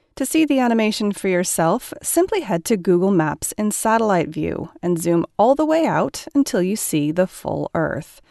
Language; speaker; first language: English; native; English